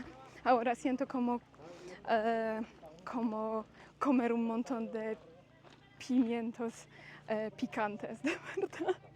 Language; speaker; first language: Spanish; non-native, learner; Polish